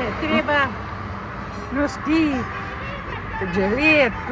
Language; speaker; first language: Ukrainian; non-native, local second language; Romanian